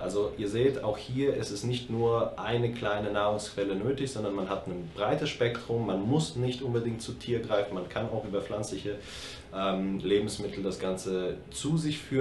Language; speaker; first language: German; native; German